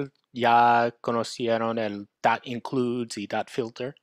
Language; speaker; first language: Spanish; non-native, fluent; English